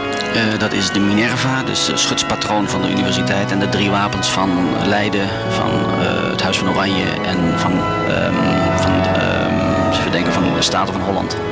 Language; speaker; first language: Dutch; native; Dutch